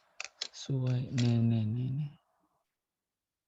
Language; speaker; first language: Indonesian; native; Indonesian